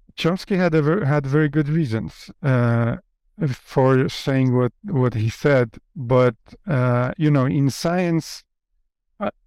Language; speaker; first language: English; non-native, fluent; Polish